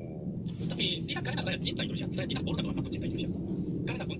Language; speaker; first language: Indonesian; non-native, learner; Korean